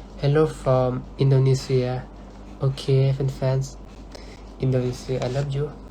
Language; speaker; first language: English; non-native, learner; Thai